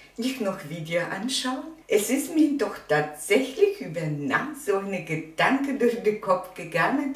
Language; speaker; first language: German; non-native, learner; Russian